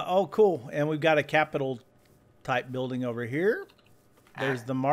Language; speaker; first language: English; native; English